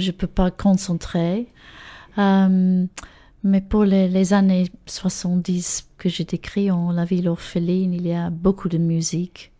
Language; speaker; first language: French; non-native, learner; English